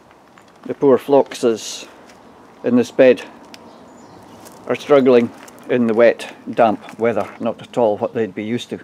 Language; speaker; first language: English; native; English